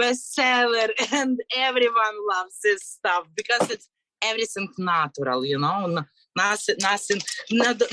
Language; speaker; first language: English; non-native, learner; Ukrainian